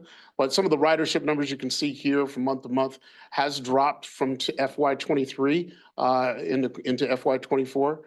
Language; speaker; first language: English; native; English